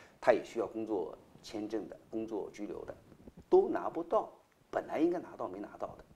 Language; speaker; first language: Chinese; native; Chinese